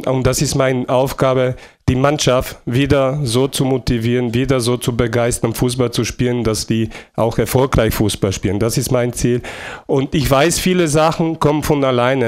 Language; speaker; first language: German; non-native, fluent; Bulgarian